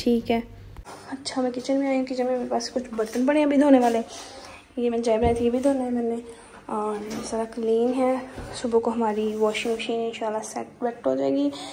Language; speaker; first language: Urdu; native; Urdu